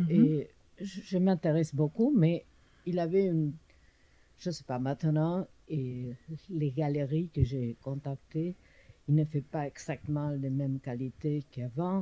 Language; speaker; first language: French; non-native, learner; English